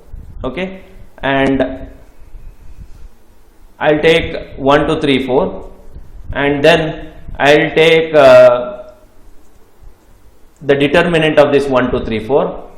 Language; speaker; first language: English; non-native, local second language; Kannada